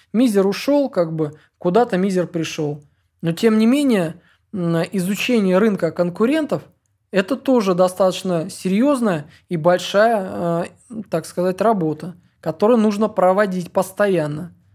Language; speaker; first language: Russian; native; Russian